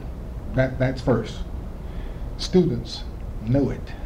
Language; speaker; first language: English; native; English